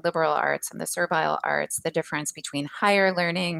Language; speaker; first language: English; native; English